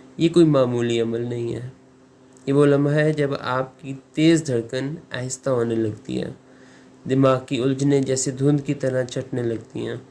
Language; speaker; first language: Urdu; native; Urdu